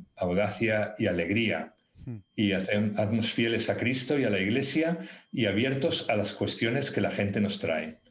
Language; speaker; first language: Spanish; native; Spanish